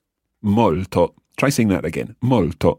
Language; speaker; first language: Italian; non-native, fluent; English